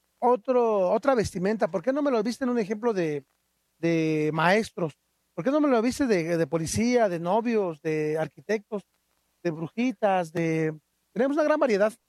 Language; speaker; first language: Spanish; non-native, local second language; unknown